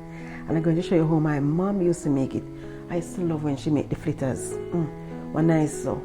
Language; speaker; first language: English; non-native, local second language; Jamaican Creole English